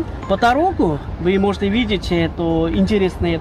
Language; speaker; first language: Russian; non-native, learner; Chinese